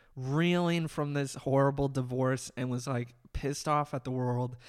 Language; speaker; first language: English; native; English